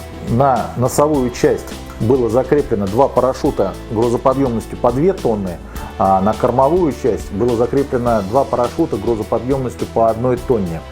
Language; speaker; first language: Russian; native; Russian